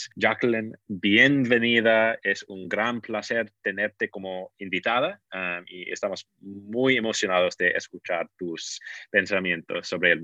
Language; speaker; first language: Spanish; non-native, fluent; English